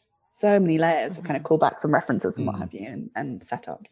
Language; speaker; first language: English; native; English